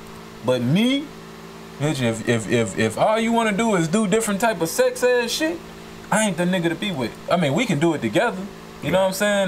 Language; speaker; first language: English; native; English